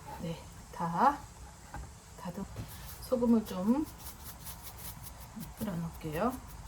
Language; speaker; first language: Korean; native; Korean